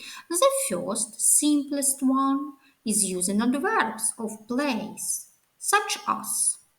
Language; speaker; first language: English; non-native, fluent; Ukrainian